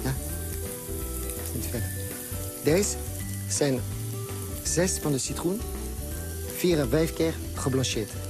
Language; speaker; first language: Dutch; non-native, fluent; French